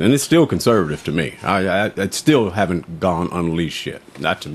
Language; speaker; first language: English; native; English